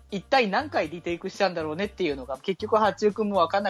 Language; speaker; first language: Japanese; native; Japanese